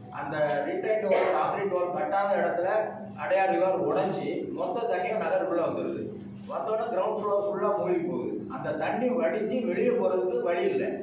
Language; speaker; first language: Tamil; native; Tamil